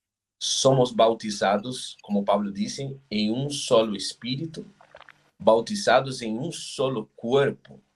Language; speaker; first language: Spanish; non-native, fluent; Portuguese